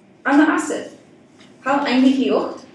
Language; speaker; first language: Arabic; non-native, learner; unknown